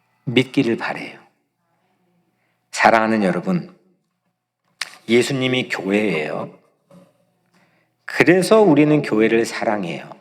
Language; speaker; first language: Korean; native; Korean